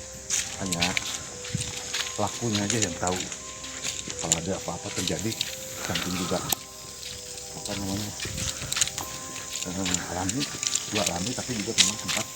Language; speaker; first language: Indonesian; native; Indonesian